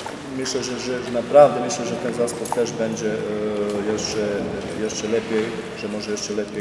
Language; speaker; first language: Polish; non-native, fluent; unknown